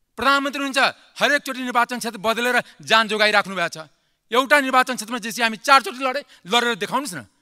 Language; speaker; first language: Nepali; non-native, local second language; Maithili